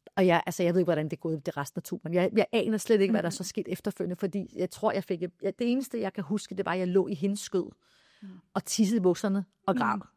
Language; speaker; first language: Danish; early bilingual, other home language; Arabic